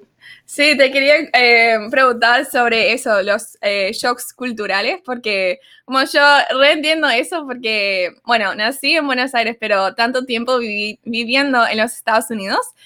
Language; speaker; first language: Spanish; early bilingual, other home language; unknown